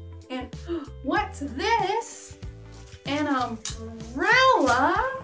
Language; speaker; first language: English; native; English